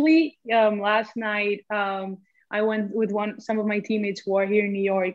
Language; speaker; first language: English; non-native, fluent; Spanish